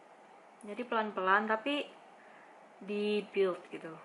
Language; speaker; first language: Indonesian; native; Indonesian